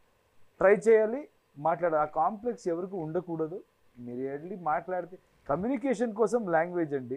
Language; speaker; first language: Telugu; non-native, fluent; Kannada